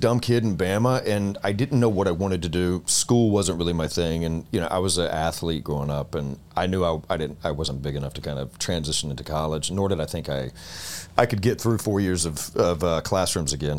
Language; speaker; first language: English; native; English